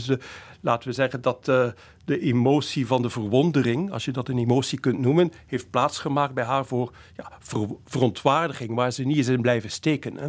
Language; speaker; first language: Dutch; native; Dutch